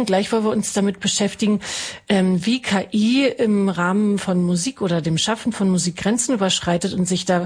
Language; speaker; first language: German; native; German